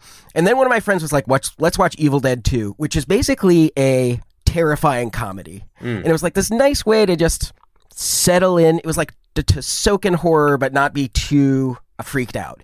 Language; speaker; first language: English; native; English